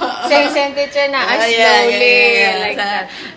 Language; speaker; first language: English; non-native, local second language; Filipino